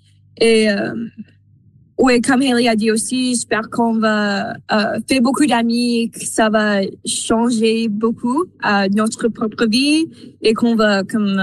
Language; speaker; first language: French; non-native, local second language; English